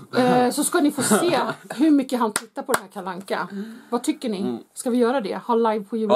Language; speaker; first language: Swedish; native; Swedish